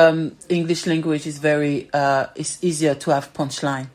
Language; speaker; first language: English; non-native, fluent; French